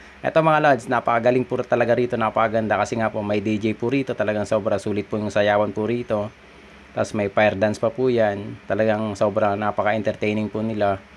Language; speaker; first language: Filipino; native; Filipino